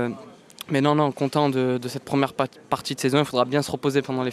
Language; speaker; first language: French; native; French